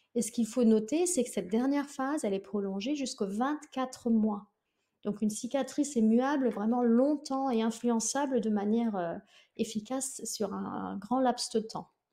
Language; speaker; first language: French; non-native, fluent; German